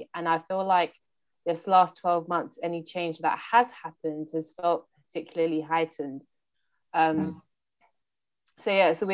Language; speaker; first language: English; native; English